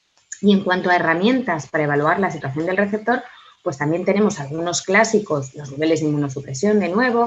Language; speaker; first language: Spanish; native; Spanish